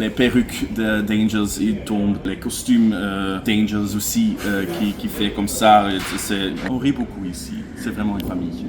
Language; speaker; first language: French; non-native, local second language; Dutch